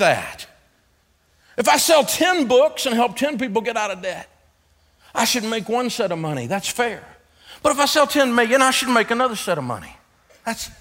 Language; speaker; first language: English; native; English